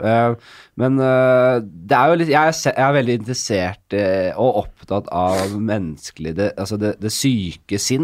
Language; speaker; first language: Norwegian; native; Norwegian